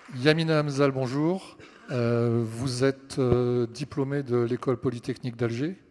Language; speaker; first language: French; native; French